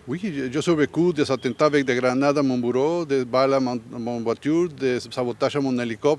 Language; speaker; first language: French; non-native, learner; Spanish